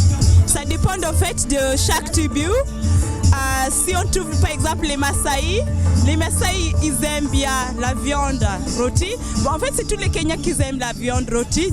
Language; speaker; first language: French; non-native, fluent; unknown